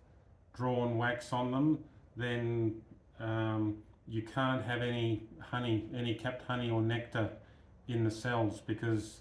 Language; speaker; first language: English; native; English